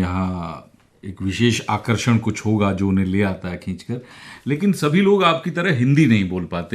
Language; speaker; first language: Hindi; native; Hindi